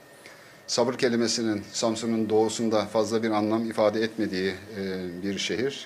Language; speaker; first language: Turkish; native; Turkish